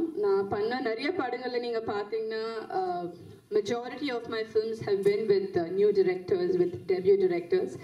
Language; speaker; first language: Tamil; non-native, fluent; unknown